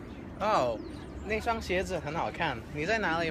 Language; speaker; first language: Chinese; non-native, learner; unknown